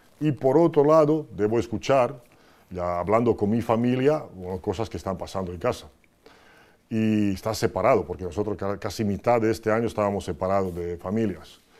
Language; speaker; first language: Spanish; non-native, fluent; Croatian